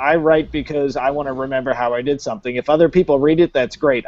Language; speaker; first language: English; native; English